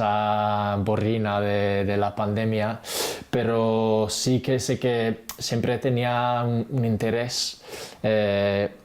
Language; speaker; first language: Spanish; non-native, fluent; English